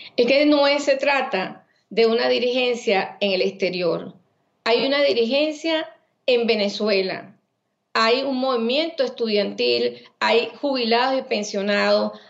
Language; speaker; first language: Spanish; native; Spanish